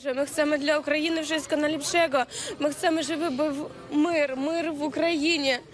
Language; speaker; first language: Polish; non-native, learner; Ukrainian